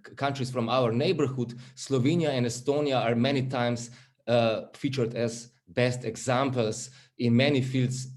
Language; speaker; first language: English; non-native, fluent; Slovenian